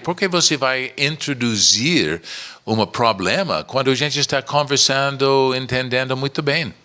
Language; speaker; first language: Portuguese; non-native, learner; English